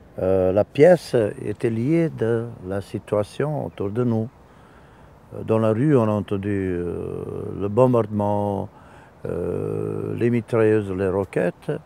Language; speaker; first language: French; non-native, fluent; Serbian